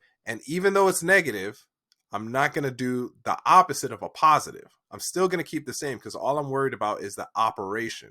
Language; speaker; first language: English; native; English